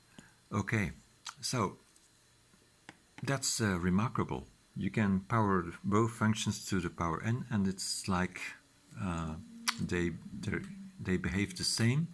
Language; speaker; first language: English; non-native, fluent; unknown